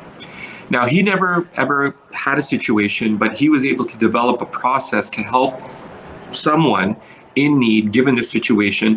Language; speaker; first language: English; early bilingual, other home language; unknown